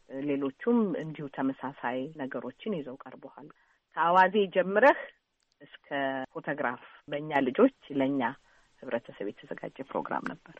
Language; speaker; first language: Amharic; native; Amharic